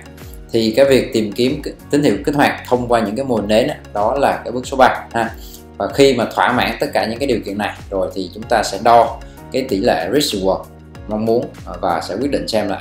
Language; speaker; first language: Vietnamese; native; Vietnamese